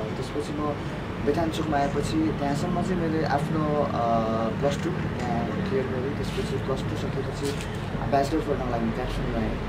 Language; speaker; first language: Nepali; non-native, local second language; Eastern Tamang